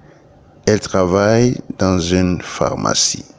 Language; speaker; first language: French; non-native, learner; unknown